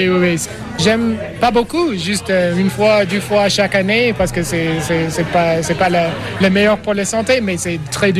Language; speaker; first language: French; non-native, learner; English